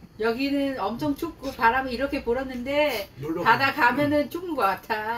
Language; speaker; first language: Korean; non-native, learner; Vietnamese